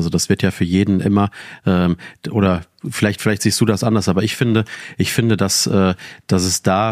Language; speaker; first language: German; native; German